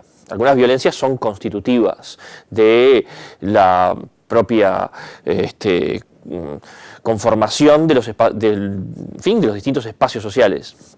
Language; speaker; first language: Spanish; native; Spanish